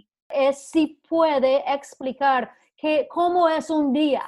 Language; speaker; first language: Spanish; non-native, fluent; English